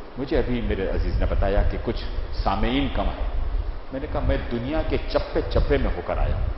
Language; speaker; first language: Urdu; non-native, local second language; Gujarati